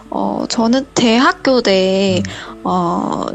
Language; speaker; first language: Korean; early bilingual, heritage; Korean